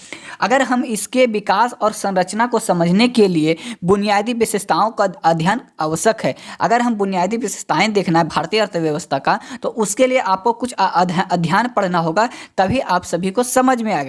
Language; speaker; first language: Hindi; native; Hindi